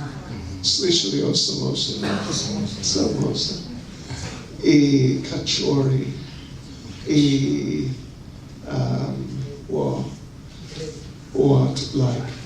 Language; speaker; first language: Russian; non-native, learner; English